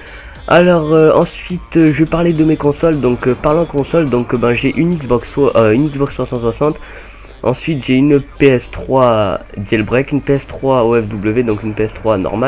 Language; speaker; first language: French; native; French